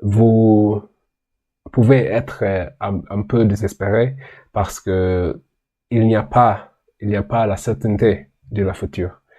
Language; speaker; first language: French; non-native, learner; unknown